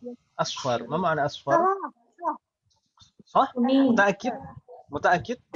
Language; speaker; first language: Arabic; non-native, fluent; Indonesian